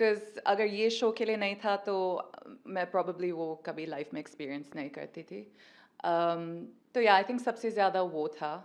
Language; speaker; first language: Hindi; non-native, learner; English